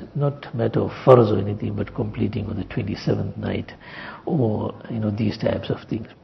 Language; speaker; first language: English; native; English